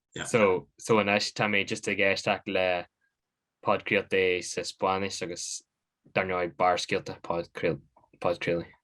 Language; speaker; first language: Irish; native; Irish